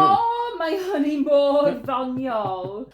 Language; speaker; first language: Welsh; non-native, fluent; English